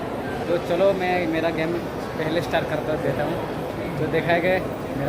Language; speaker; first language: Hindi; non-native, local second language; Kok Borok